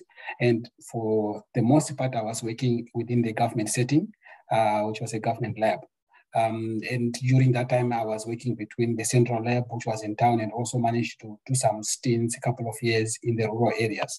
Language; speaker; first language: English; non-native, local second language; Shona